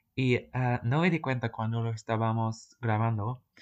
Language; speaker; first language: Spanish; non-native, learner; English